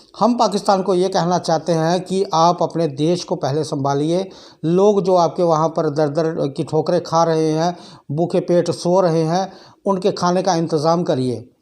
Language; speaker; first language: Hindi; non-native, local second language; Dogri